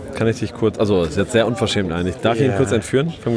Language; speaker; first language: German; native; German